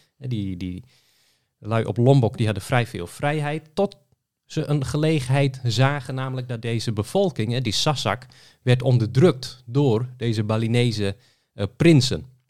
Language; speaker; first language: Dutch; native; Dutch